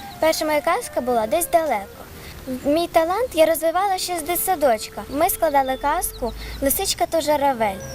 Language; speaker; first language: Ukrainian; non-native, local second language; Russian